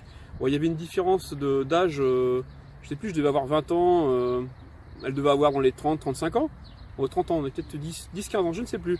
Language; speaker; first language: French; native; French